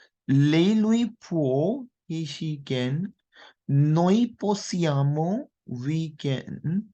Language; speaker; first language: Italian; non-native, fluent; Hindi